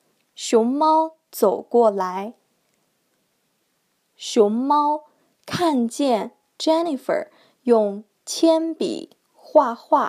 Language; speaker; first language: Chinese; non-native, learner; English